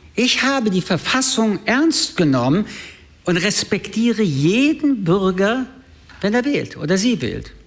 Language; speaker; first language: German; early bilingual, other home language; French